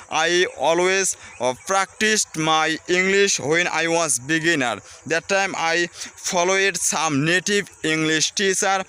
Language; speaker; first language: English; non-native, learner; Bangla